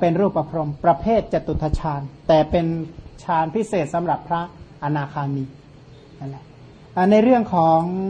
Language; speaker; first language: Thai; non-native, local second language; Khmer